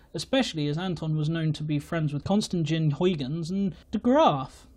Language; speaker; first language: English; native; English